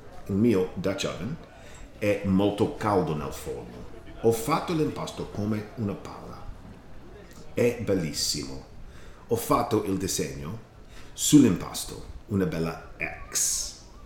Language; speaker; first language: Italian; non-native, learner; English